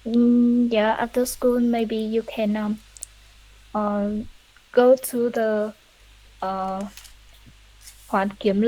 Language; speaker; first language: English; non-native, learner; Vietnamese